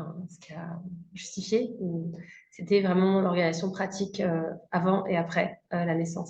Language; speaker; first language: French; native; French